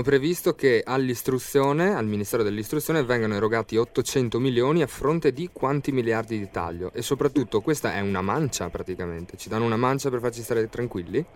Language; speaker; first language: Italian; native; Italian